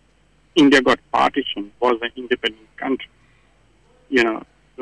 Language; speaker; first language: English; non-native, local second language; Kashmiri